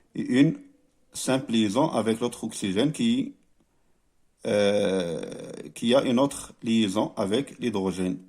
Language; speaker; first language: French; non-native, local second language; Arabic